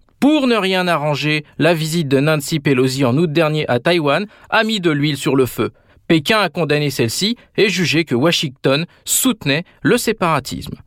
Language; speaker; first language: French; native; French